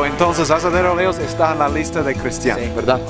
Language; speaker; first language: Spanish; non-native, fluent; English